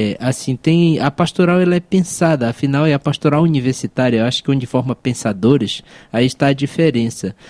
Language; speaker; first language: Portuguese; native; Portuguese